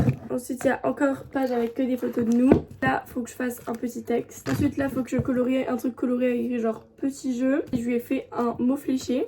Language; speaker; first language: French; native; French